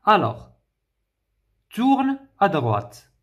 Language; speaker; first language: French; non-native, local second language; Arabic